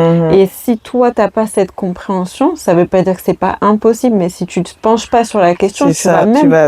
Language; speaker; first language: French; native; French